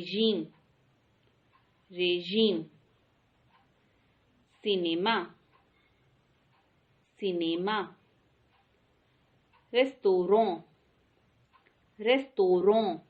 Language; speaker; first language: French; non-native, fluent; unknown